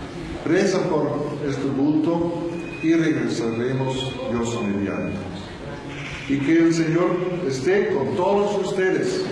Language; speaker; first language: Spanish; non-native, fluent; Dutch